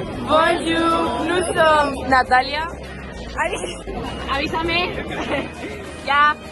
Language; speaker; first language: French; non-native, learner; Russian